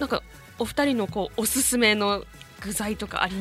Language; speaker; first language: Japanese; native; Japanese